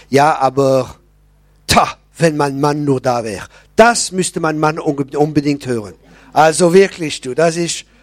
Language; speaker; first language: German; non-native, local second language; French